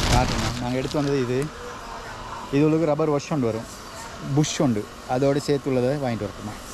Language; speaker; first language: Tamil; native; Tamil